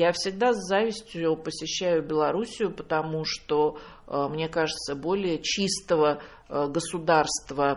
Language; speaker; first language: Russian; native; Russian